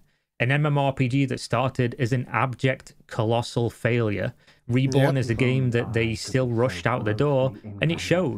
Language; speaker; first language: English; native; English